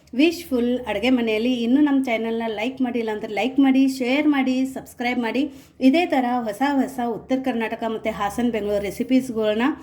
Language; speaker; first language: Kannada; non-native, local second language; Marathi